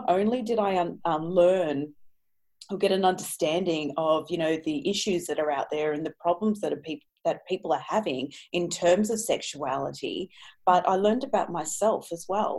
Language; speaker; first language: English; native; English